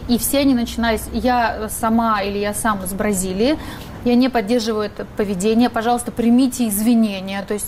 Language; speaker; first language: Russian; native; Russian